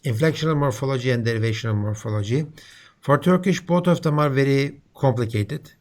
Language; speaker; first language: English; non-native, fluent; Turkish